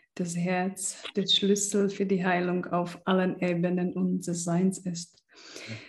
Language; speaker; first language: German; early bilingual, other home language; Czech